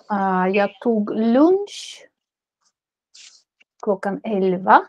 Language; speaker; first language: Swedish; non-native, fluent; Russian